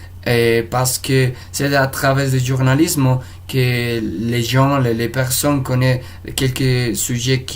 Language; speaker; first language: French; non-native, fluent; Spanish